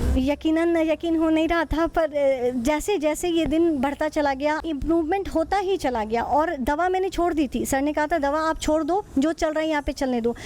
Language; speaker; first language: Hindi; native; Hindi